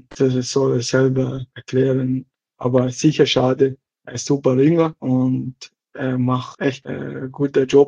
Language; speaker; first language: German; non-native, learner; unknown